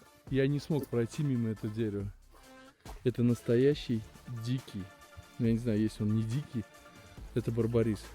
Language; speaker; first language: Russian; native; Russian